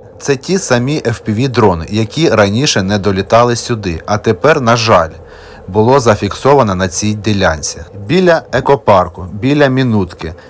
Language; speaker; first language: Ukrainian; native; Ukrainian